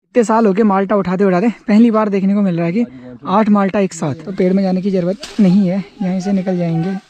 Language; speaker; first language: Hindi; native; Hindi